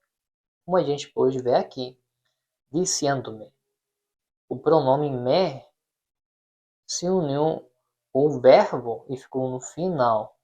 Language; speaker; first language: Portuguese; non-native, fluent; Spanish